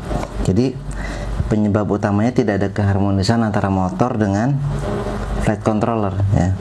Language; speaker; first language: Indonesian; native; Indonesian